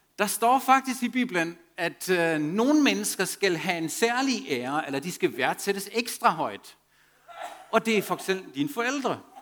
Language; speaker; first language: Danish; non-native, fluent; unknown